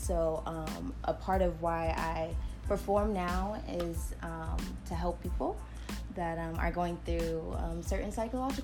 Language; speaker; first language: English; native; English